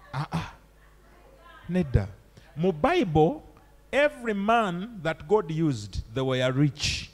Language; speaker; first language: English; non-native, local second language; Ganda